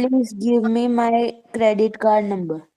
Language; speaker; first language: English; non-native, local second language; Hindi